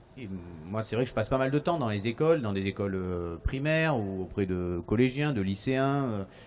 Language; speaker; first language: French; native; French